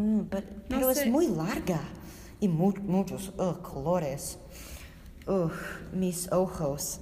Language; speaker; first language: Spanish; non-native, learner; English